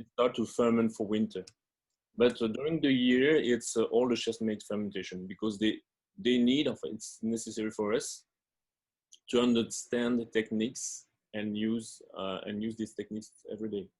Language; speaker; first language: English; non-native, fluent; French